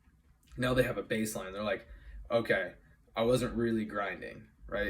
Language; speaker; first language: English; native; English